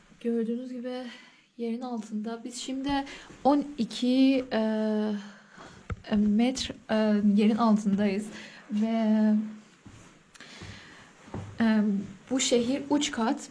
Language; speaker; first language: Turkish; non-native, learner; Persian